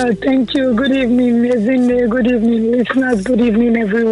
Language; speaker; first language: English; non-native, local second language; Yoruba